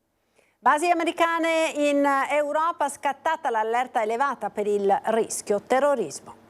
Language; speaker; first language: Italian; native; Italian